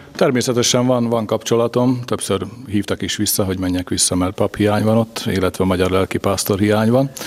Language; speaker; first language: Hungarian; native; Hungarian